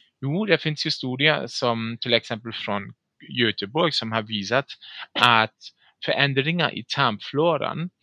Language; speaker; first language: Swedish; non-native, fluent; German